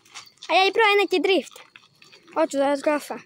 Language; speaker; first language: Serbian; early bilingual, heritage; Croatian